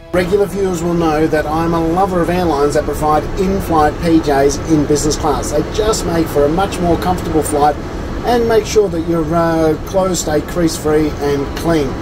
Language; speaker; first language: English; native; English